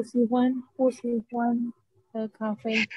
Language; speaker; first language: Chinese; non-native, learner; Indonesian